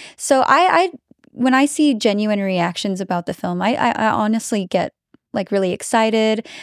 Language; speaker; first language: English; native; English